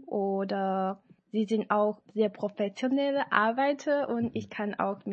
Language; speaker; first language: German; non-native, learner; Chinese